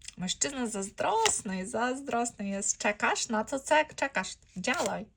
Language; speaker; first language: Polish; non-native, fluent; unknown